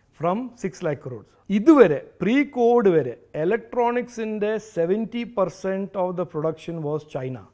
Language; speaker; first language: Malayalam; early bilingual, heritage; Malayalam